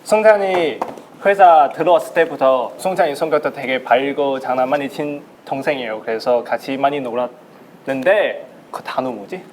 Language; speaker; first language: Korean; non-native, local second language; Chinese